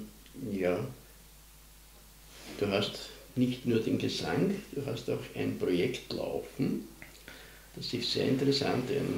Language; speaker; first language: German; native; German